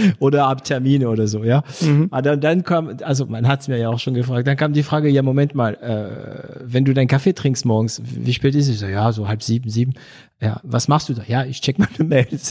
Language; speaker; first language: German; non-native, fluent; French